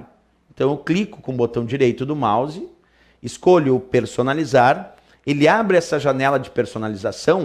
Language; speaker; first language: Portuguese; native; Portuguese